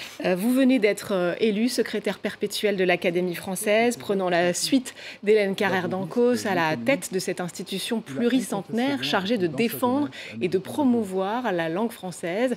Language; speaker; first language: French; native; French